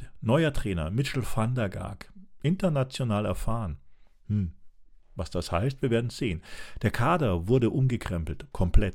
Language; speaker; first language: German; native; German